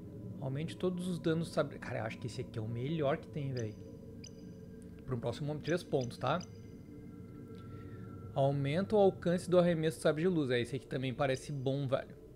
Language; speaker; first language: Portuguese; native; Portuguese